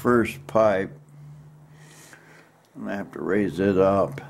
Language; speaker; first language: English; native; English